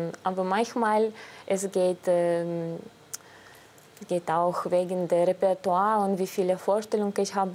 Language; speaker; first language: German; non-native, fluent; Russian